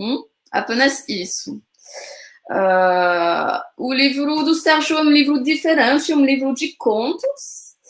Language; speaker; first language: Portuguese; non-native, fluent; French